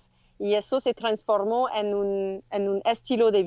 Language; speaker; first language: Spanish; non-native, learner; French